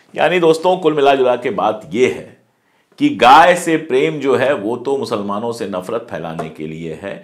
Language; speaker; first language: Hindi; native; Hindi